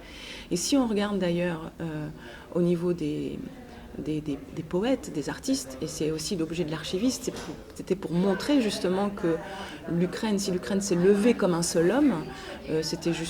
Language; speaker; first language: French; native; French